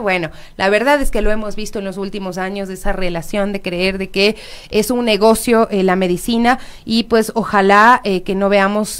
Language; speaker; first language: Spanish; native; Spanish